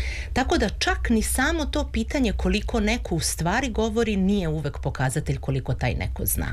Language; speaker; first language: Serbian; native; Serbian